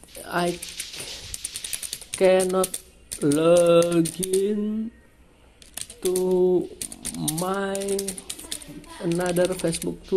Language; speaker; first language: English; non-native, learner; Indonesian